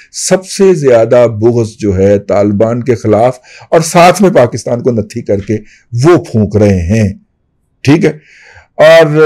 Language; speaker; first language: Urdu; native; Urdu